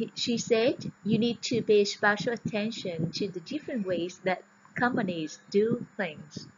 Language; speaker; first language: English; non-native, fluent; Vietnamese